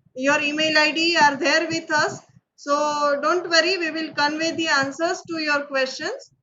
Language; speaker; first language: English; non-native, local second language; Gujarati